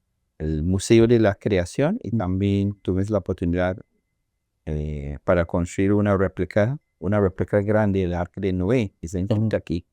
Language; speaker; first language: Spanish; non-native, learner; English